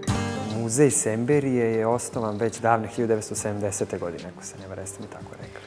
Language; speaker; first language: Bosnian; native; Bosnian